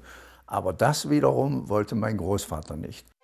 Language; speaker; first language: German; native; German